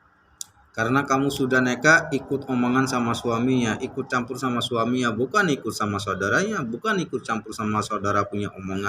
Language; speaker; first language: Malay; non-native, learner; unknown